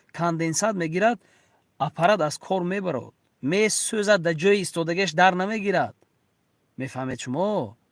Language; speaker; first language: Tajik; native; Tajik